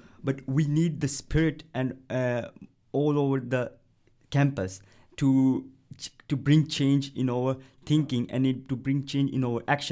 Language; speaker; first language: English; non-native, local second language; Punjabi